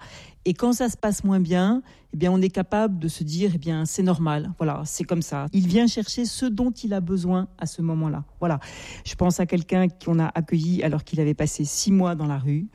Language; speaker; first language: French; native; French